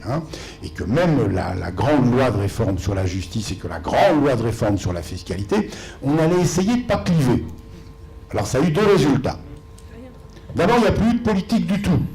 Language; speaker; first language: French; native; French